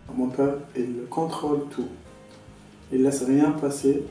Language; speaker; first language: French; non-native, local second language; Arabic